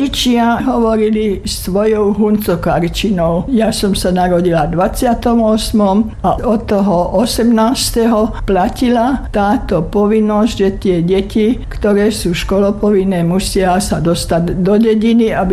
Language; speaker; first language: Slovak; non-native, local second language; German